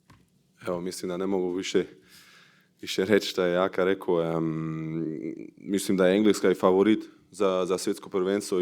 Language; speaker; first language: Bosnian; early bilingual, heritage; Bosnian